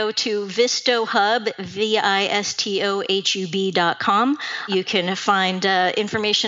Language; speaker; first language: English; native; English